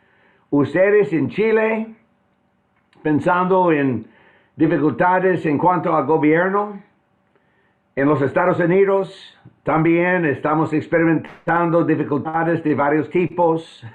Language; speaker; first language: Spanish; non-native, fluent; English